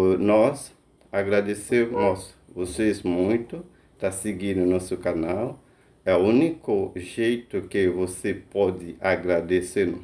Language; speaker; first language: Portuguese; non-native, fluent; Haitian Creole